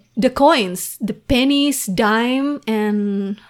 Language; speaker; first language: English; non-native, fluent; Indonesian